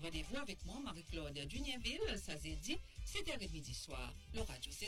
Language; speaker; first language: French; non-native, local second language; Seselwa Creole French